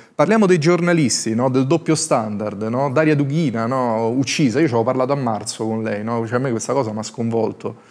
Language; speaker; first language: Italian; native; Italian